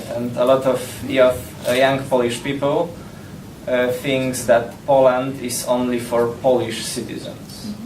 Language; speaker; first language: English; non-native, learner; Polish